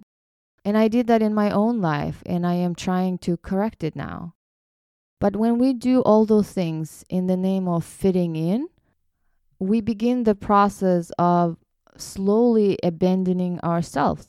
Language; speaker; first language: English; non-native, fluent; Kyrgyz